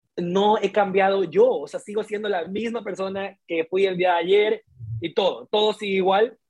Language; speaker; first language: Spanish; native; Spanish